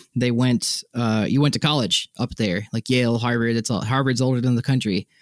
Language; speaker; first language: English; native; English